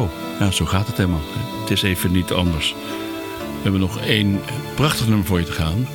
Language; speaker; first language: Dutch; native; Dutch